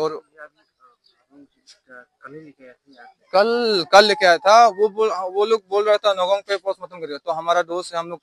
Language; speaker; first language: Hindi; non-native, local second language; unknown